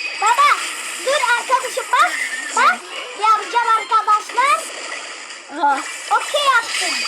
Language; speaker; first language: Turkish; early bilingual, other home language; Arabic